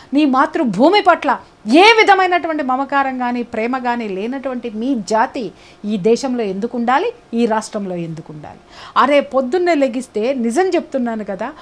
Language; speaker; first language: Telugu; native; Telugu